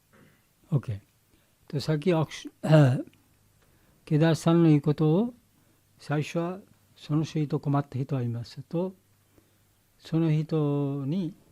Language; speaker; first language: Japanese; non-native, learner; Bangla